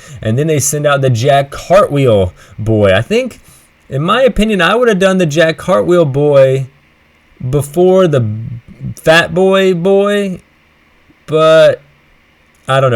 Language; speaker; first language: English; native; English